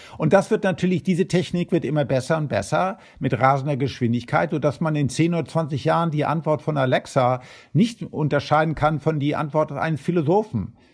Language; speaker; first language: German; early bilingual, heritage; German